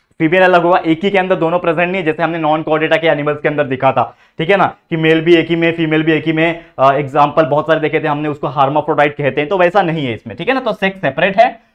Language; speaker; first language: Hindi; native; Hindi